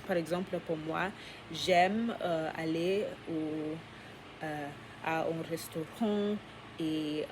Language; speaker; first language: French; non-native, learner; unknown